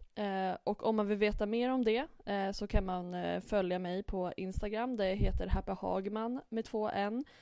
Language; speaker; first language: Swedish; native; Swedish